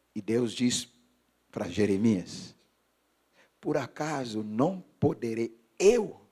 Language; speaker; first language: Portuguese; non-native, fluent; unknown